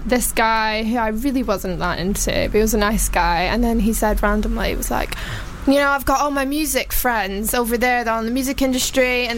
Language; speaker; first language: English; native; English